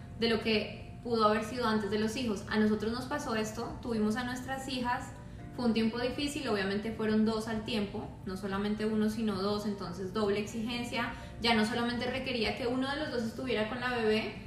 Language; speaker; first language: Spanish; native; Spanish